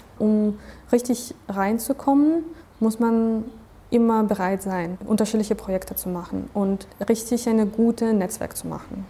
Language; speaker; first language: German; non-native, fluent; Russian